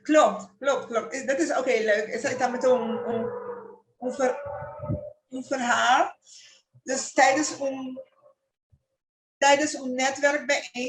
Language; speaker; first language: Dutch; non-native, local second language; Papiamento